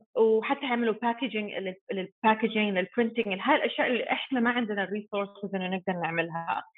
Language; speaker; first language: Arabic; non-native, fluent; English